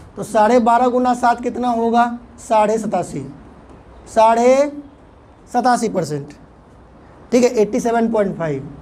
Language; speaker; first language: Hindi; native; Hindi